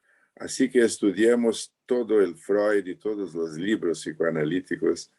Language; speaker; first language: Spanish; non-native, fluent; Portuguese